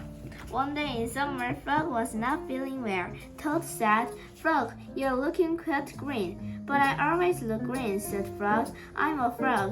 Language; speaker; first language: English; non-native, learner; Korean